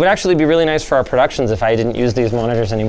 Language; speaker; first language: English; native; English